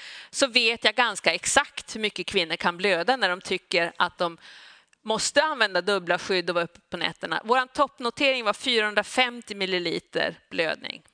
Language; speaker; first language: Swedish; native; Swedish